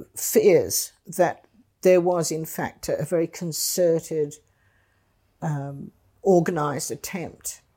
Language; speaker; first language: English; native; English